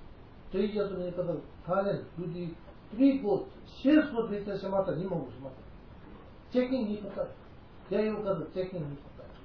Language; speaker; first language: Russian; non-native, learner; Tibetan